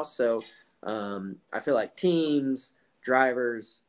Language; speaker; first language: English; native; English